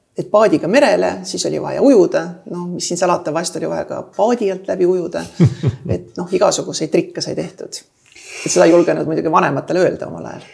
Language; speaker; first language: Estonian; native; Estonian